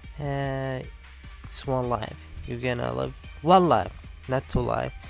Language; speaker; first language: English; non-native, learner; Arabic